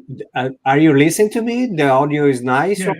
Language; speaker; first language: English; non-native, learner; Portuguese